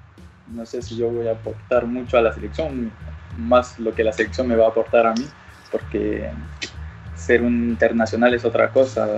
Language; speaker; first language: Spanish; early bilingual, other home language; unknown